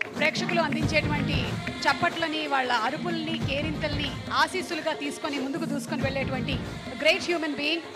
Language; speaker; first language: Telugu; native; Telugu